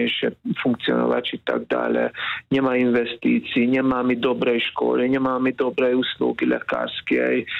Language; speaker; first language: Polish; non-native, fluent; Hungarian